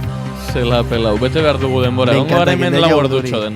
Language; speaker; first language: Basque; native; Basque